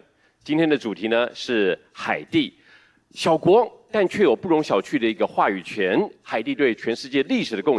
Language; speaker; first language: Chinese; native; Chinese